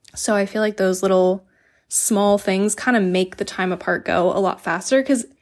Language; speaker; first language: English; native; English